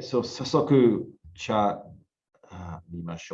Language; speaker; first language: Japanese; non-native, learner; English